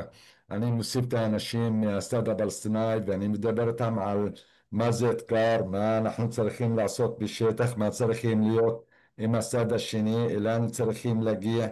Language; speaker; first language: Hebrew; non-native, local second language; Arabic